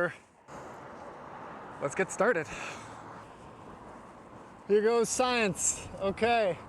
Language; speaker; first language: English; native; English